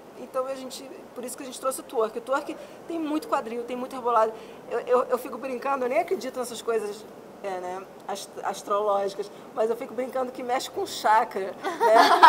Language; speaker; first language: Portuguese; non-native, fluent; Spanish